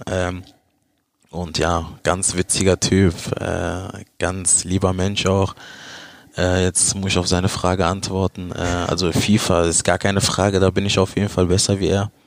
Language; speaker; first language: German; early bilingual, other home language; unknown